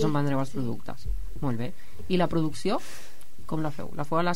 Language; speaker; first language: Catalan; native; Catalan